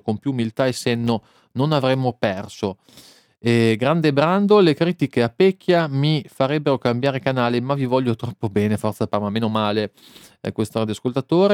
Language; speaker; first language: Italian; native; Italian